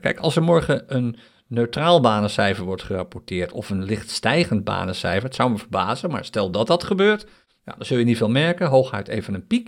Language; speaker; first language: Dutch; native; Dutch